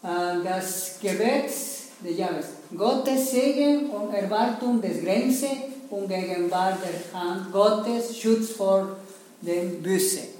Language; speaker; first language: German; non-native, learner; Spanish